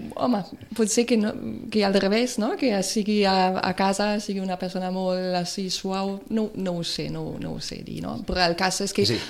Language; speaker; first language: Catalan; non-native, local second language; Spanish